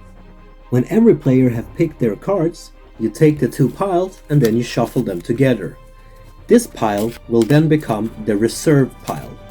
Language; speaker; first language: English; non-native, fluent; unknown